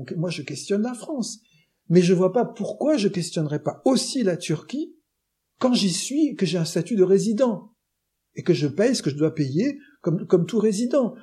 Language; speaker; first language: French; native; French